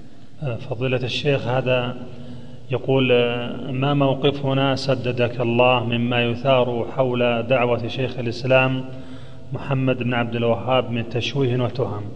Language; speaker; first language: Arabic; native; Arabic